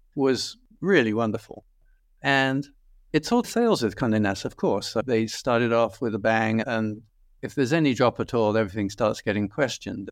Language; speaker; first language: English; native; English